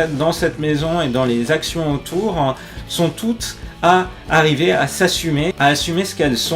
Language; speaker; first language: French; native; French